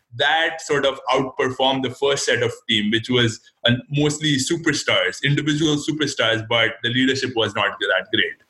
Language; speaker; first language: English; non-native, local second language; Hindi